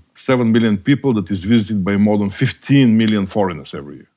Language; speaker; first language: English; non-native, fluent; Bulgarian